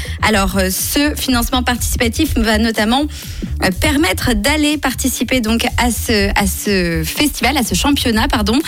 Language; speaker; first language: French; native; French